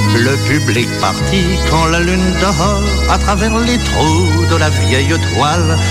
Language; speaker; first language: French; non-native, fluent; German